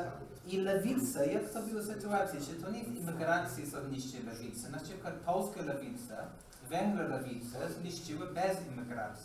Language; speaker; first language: Polish; non-native, learner; English